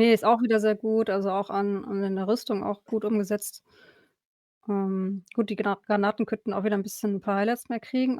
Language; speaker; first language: German; native; German